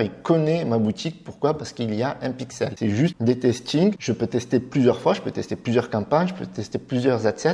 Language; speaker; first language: French; native; French